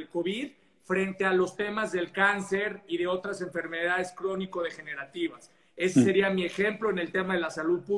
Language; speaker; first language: Spanish; native; Spanish